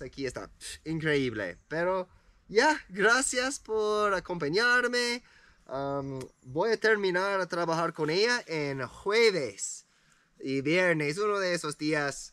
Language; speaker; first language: Spanish; non-native, learner; English